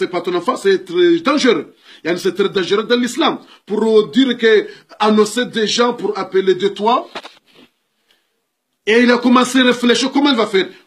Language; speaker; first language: French; non-native, learner; Comorian